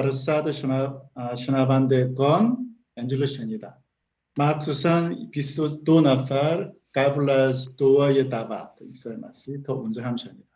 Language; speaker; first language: Persian; non-native, learner; Korean